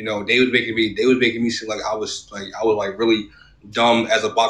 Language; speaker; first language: English; native; English